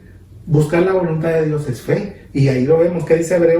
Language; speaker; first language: Spanish; native; Spanish